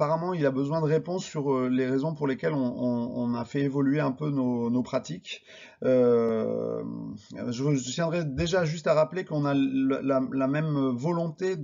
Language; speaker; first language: French; native; French